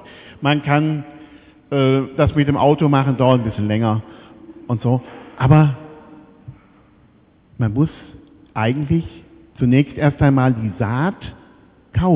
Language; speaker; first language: German; native; German